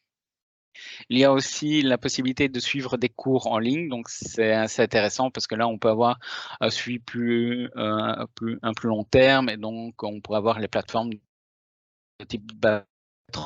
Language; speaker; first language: French; native; French